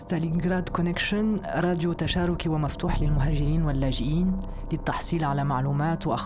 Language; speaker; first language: Arabic; native; Arabic